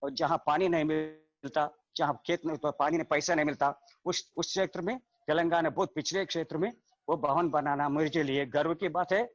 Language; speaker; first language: Hindi; non-native, local second language; Telugu